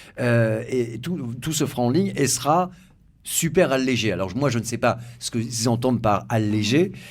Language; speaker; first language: French; native; French